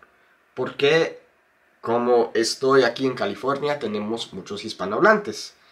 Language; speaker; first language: Spanish; non-native, fluent; English